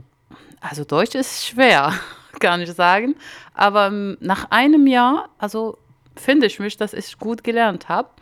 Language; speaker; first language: German; non-native, learner; Arabic